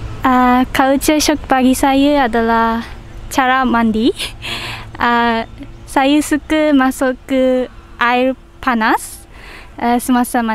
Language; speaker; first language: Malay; non-native, fluent; Japanese